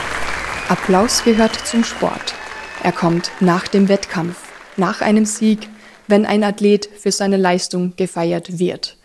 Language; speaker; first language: German; native; German